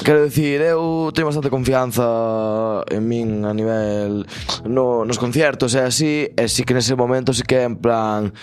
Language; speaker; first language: Galician; native; Galician